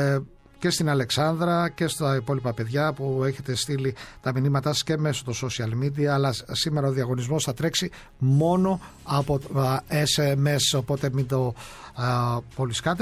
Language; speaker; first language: Greek; native; Greek